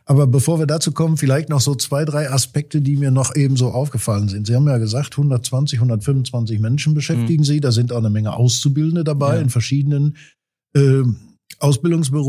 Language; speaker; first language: German; native; German